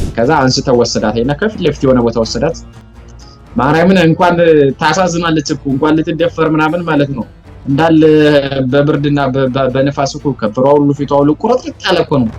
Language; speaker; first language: Amharic; native; Amharic